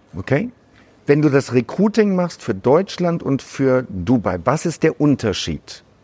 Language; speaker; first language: German; native; German